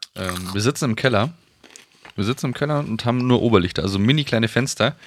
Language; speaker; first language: German; native; German